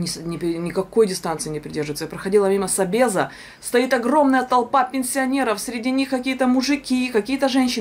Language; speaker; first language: Russian; native; Russian